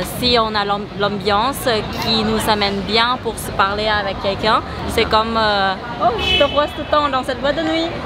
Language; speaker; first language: French; non-native, fluent; Thai